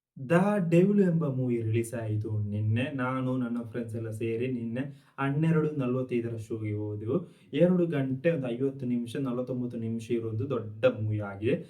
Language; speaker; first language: Kannada; non-native, local second language; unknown